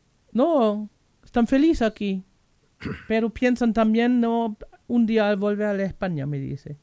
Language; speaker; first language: Spanish; non-native, fluent; German